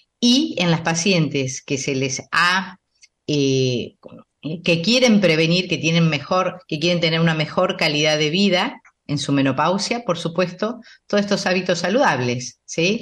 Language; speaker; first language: Spanish; native; Spanish